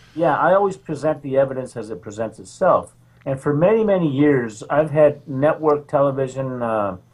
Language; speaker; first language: English; native; English